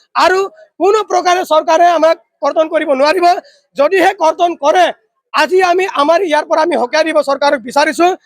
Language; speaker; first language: Assamese; non-native, local second language; Mising